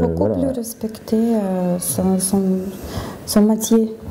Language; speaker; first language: French; non-native, learner; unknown